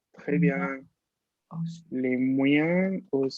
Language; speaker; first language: French; non-native, fluent; Spanish